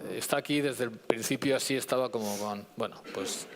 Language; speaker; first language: Spanish; native; Spanish